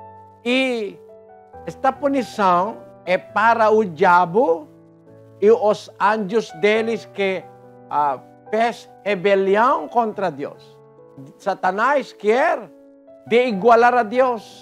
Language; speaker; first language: Portuguese; non-native, fluent; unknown